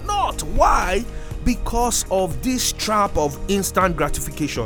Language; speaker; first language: English; non-native, local second language; Yoruba